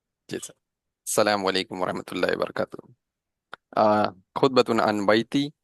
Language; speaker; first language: Arabic; non-native, learner; Urdu